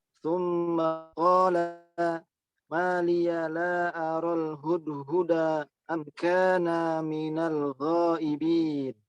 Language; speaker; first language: Arabic; non-native, learner; Indonesian